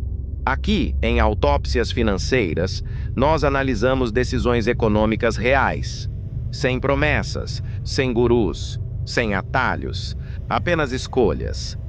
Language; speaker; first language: Portuguese; native; Portuguese